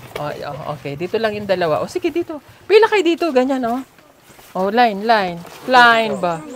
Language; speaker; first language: Filipino; native; Filipino